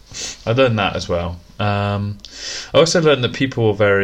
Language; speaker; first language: English; native; English